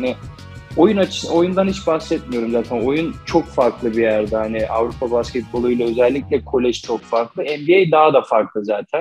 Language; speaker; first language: Turkish; native; Turkish